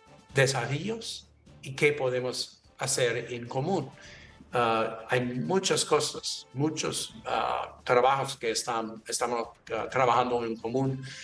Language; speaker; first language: Spanish; non-native, learner; English